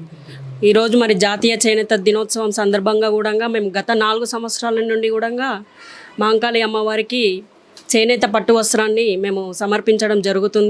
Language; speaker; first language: Telugu; native; Telugu